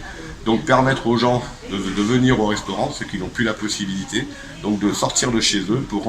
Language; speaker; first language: French; native; French